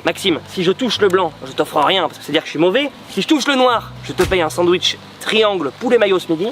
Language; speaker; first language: French; native; French